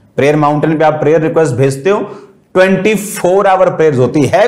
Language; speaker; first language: Hindi; native; Hindi